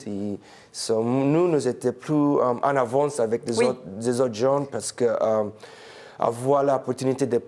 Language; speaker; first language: French; non-native, fluent; English